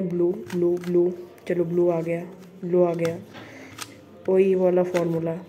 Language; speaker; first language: Hindi; non-native, local second language; Bangla